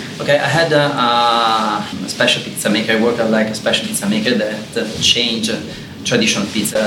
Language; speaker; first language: English; non-native, learner; Italian